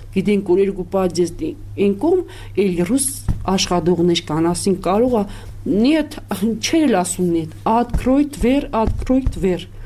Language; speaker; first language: Armenian; native; Armenian